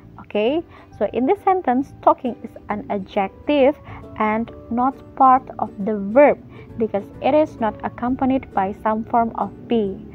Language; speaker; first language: English; non-native, fluent; Indonesian